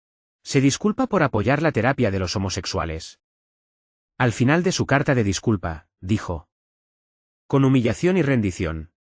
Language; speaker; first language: Spanish; non-native, fluent; Arabic